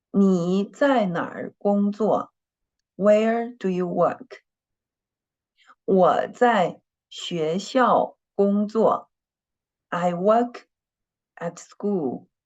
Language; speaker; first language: Chinese; non-native, fluent; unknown